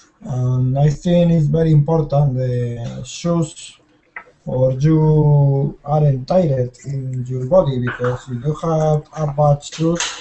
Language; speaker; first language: English; non-native, learner; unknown